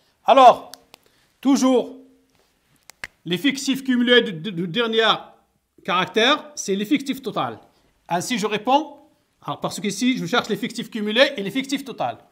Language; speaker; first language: French; non-native, local second language; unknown